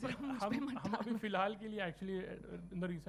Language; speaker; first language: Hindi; native; Hindi